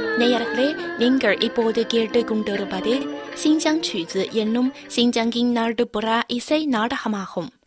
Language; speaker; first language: Tamil; non-native, fluent; Chinese